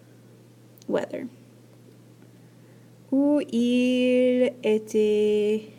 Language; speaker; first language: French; non-native, fluent; English